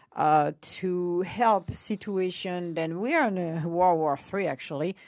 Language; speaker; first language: English; non-native, fluent; Italian